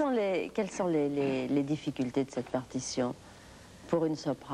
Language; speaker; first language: French; native; French